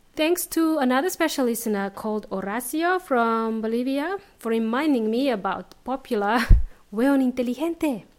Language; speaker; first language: English; native; English